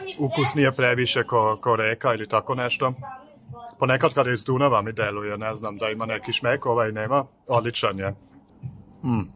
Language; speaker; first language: Croatian; non-native, fluent; German